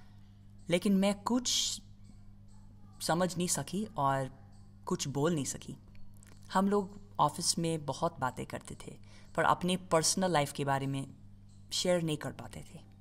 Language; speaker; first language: Hindi; non-native, fluent; English